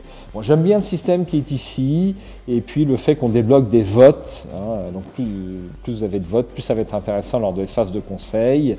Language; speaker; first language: French; native; French